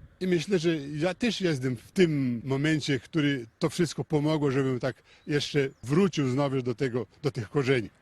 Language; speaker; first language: Polish; early bilingual, heritage; Polish